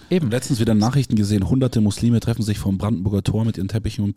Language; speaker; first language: German; native; German